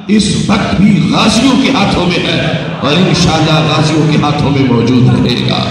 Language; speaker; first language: Urdu; non-native, local second language; Punjabi